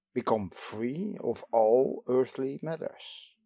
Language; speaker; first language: English; non-native, fluent; Dutch